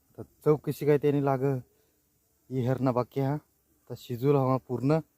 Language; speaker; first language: Marathi; non-native, local second language; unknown